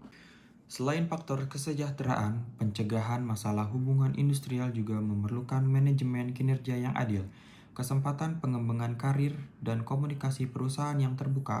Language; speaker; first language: Indonesian; native; Indonesian